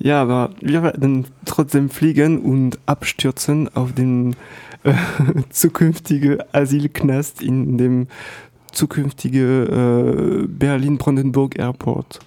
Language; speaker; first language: German; non-native, learner; French